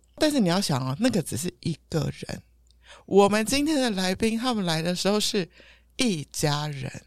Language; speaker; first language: Chinese; native; Chinese